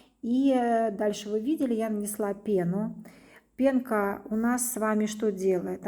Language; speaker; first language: Russian; native; Russian